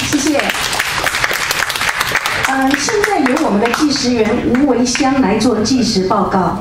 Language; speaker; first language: Chinese; native; Chinese